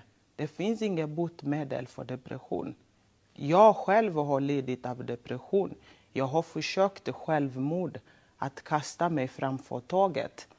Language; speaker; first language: Swedish; non-native, local second language; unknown